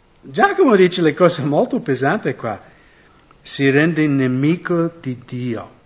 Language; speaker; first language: Italian; non-native, fluent; English